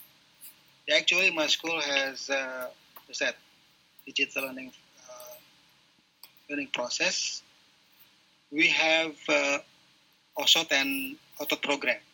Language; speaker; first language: English; non-native, local second language; Indonesian